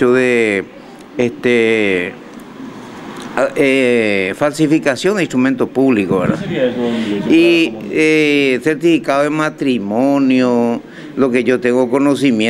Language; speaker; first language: Spanish; native; Spanish